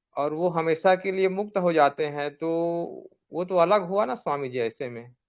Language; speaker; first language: Hindi; native; Hindi